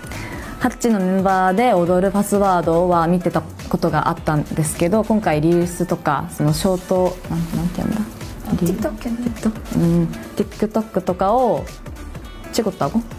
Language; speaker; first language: Japanese; native; Japanese